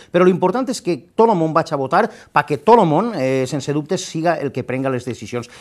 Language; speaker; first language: Catalan; native; Catalan